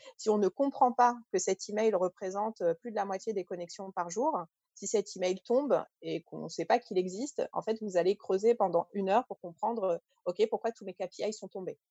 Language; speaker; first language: French; early bilingual, other home language; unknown